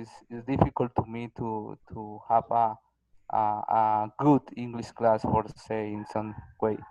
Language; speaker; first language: English; non-native, learner; Spanish